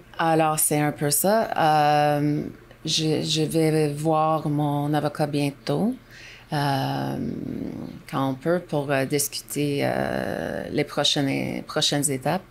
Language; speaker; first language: French; non-native, local second language; English